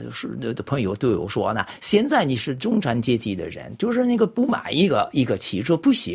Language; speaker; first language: Chinese; non-native, fluent; French